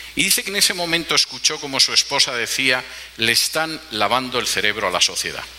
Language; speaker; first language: Spanish; native; Spanish